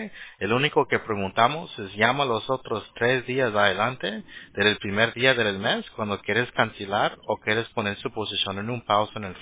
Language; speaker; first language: Spanish; early bilingual, heritage; Spanish